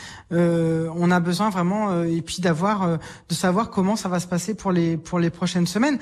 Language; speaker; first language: French; native; French